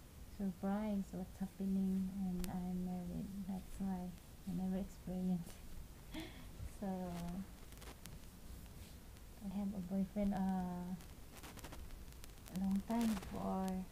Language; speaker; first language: English; non-native, local second language; Cebuano